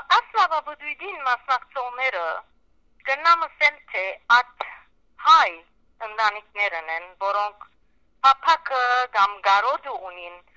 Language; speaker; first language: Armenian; early bilingual, heritage; Armenian